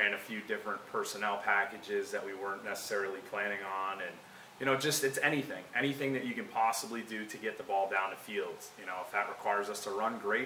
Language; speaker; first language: English; native; English